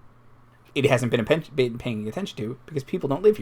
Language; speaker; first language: English; native; English